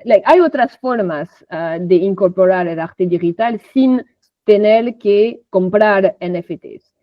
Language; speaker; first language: Spanish; non-native, fluent; French